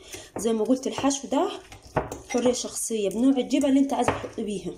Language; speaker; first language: Arabic; native; Arabic